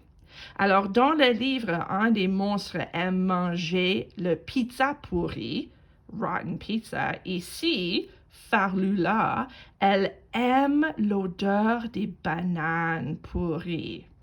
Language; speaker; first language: French; non-native, fluent; English